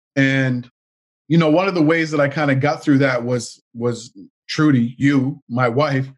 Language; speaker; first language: English; native; English